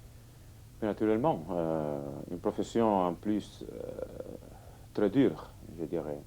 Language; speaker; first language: French; non-native, fluent; Catalan